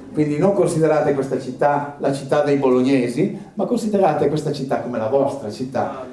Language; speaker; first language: Italian; early bilingual, other home language; English